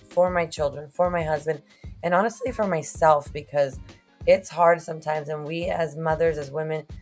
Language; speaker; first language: English; early bilingual, other home language; Spanish